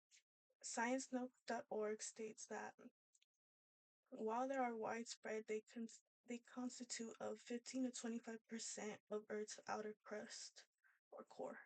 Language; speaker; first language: English; native; English